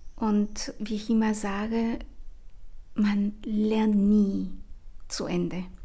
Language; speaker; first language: German; non-native, fluent; Spanish